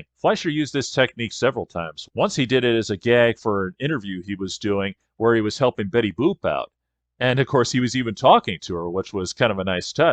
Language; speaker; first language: English; native; English